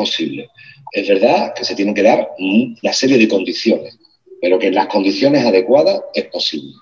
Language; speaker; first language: Spanish; native; Spanish